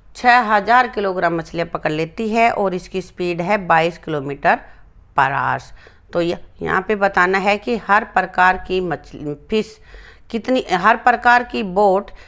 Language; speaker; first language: Hindi; native; Hindi